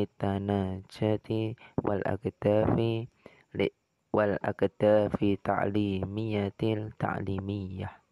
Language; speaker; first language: Arabic; non-native, learner; Indonesian